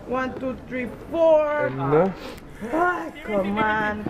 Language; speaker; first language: English; non-native, fluent; Greek